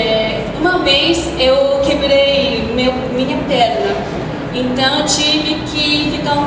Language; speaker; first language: Portuguese; non-native, fluent; Japanese